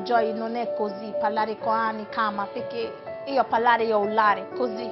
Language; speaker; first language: Italian; non-native, learner; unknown